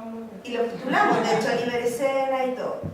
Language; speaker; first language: Spanish; native; Spanish